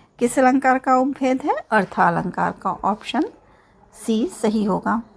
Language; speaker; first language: Hindi; native; Hindi